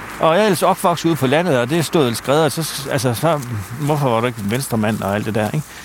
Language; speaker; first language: Danish; native; Danish